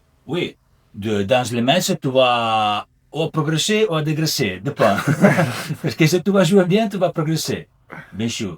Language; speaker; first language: French; non-native, learner; Italian